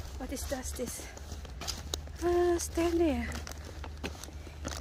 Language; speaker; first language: English; non-native, learner; Indonesian